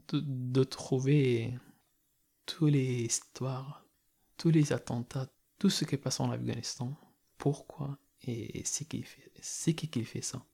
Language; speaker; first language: French; non-native, learner; Persian